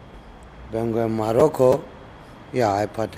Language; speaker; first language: Spanish; non-native, learner; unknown